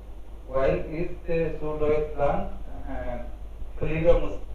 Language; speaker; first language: German; non-native, learner; Hindi